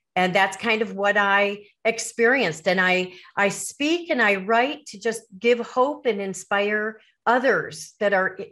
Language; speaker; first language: English; native; English